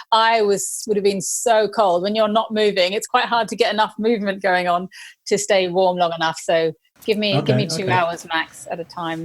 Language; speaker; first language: English; native; English